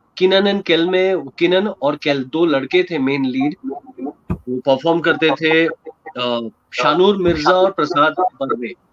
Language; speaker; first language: Hindi; non-native, local second language; Gujarati